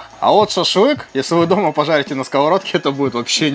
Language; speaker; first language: Russian; native; Russian